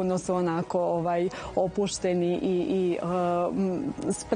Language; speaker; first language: Serbian; native; Serbian